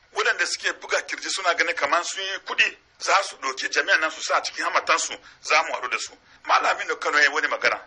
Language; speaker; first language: Hausa; non-native, local second language; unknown